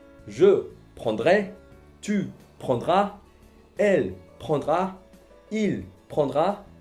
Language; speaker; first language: French; non-native, fluent; Spanish